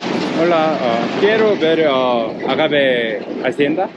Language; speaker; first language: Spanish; non-native, learner; Korean